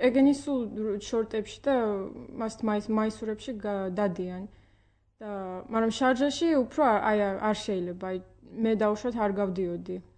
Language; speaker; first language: Georgian; early bilingual, heritage; Georgian